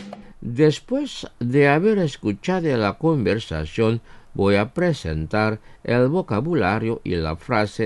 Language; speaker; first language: Spanish; non-native, fluent; Indonesian